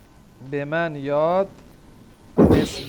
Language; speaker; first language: Persian; non-native, fluent; Urdu